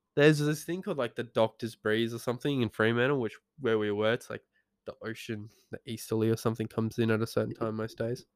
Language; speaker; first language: English; native; English